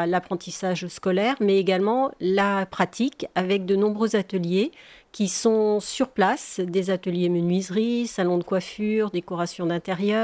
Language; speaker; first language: French; native; French